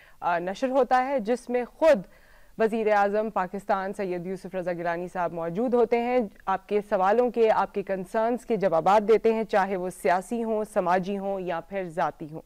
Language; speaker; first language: Urdu; native; Urdu